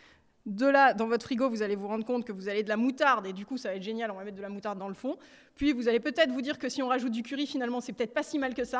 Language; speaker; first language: French; native; French